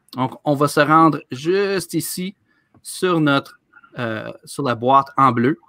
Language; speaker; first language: French; native; French